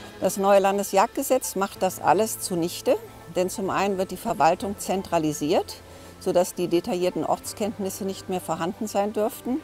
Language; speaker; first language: German; native; German